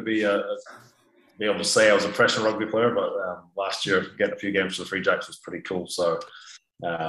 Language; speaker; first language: English; native; English